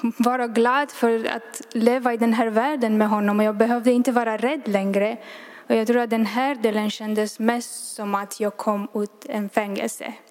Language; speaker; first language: Swedish; non-native, fluent; Romanian